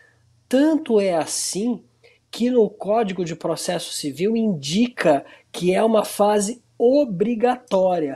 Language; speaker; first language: Portuguese; native; Portuguese